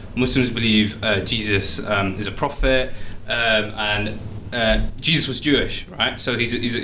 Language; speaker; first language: English; native; English